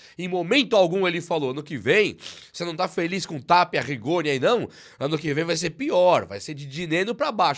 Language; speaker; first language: Portuguese; native; Portuguese